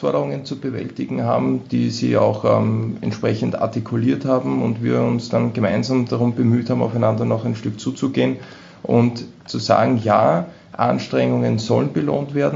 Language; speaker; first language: German; native; German